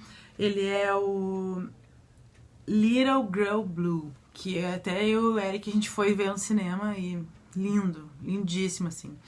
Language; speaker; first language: Portuguese; native; Portuguese